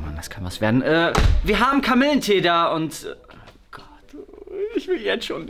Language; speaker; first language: German; native; German